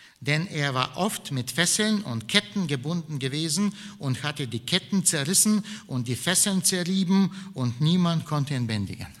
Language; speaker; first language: German; non-native, fluent; Bulgarian